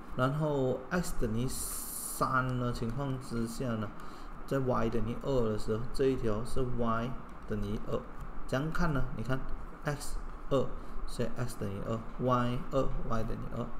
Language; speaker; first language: Chinese; native; Chinese